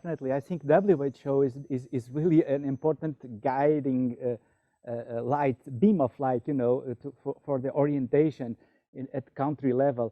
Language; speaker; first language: English; non-native, fluent; Portuguese